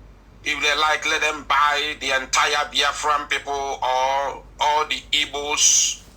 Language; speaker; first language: English; non-native, local second language; Igbo